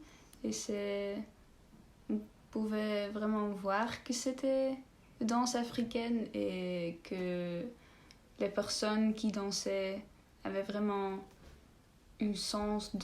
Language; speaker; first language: French; non-native, learner; Dutch